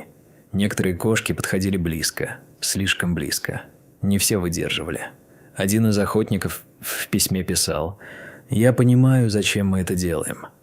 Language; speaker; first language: Russian; native; Russian